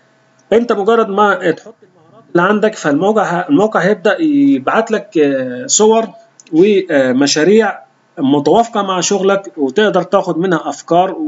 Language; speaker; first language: Arabic; native; Arabic